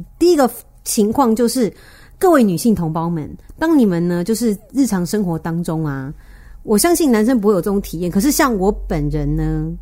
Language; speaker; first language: Chinese; native; Chinese